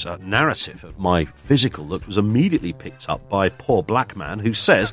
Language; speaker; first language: English; native; English